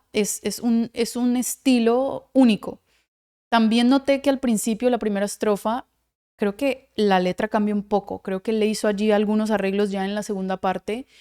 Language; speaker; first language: Spanish; native; Spanish